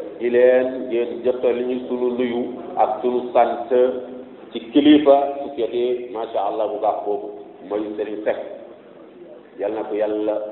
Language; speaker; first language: Wolof; non-native, local second language; Fula